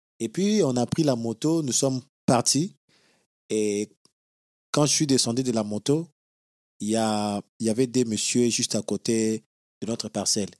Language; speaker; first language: French; non-native, local second language; Lingala